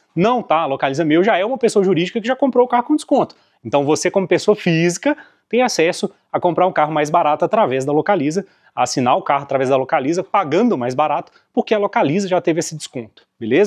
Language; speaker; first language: Portuguese; native; Portuguese